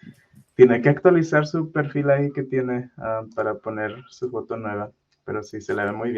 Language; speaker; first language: Spanish; native; Spanish